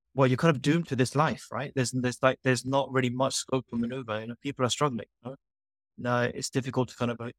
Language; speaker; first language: English; native; English